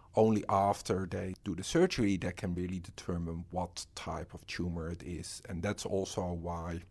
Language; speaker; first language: English; non-native, fluent; Dutch